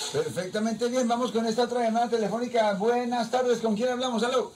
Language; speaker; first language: Spanish; native; Spanish